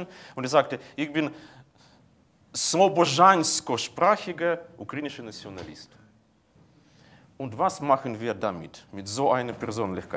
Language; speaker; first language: German; non-native, fluent; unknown